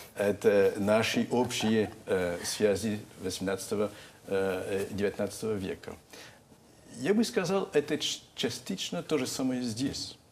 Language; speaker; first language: Russian; non-native, fluent; French